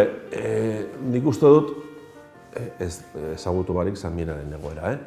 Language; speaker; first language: Basque; native; Basque